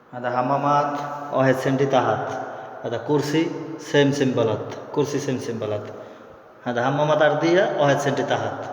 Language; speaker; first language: Arabic; non-native, learner; Bangla